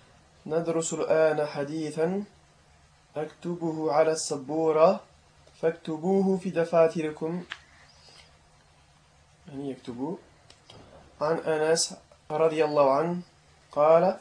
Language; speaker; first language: Arabic; non-native, learner; French